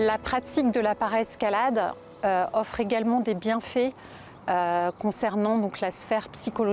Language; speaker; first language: French; native; French